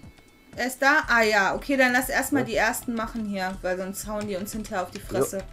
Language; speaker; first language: German; native; German